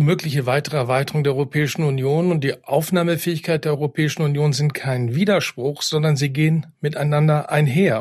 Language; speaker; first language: German; native; German